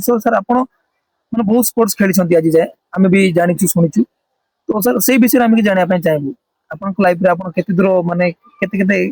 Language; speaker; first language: Odia; non-native, local second language; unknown